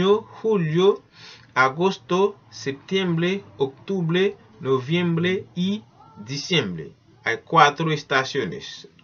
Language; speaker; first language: Spanish; non-native, learner; Haitian Creole